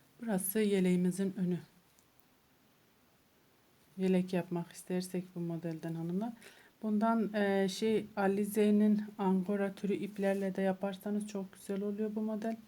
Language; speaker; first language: Turkish; native; Turkish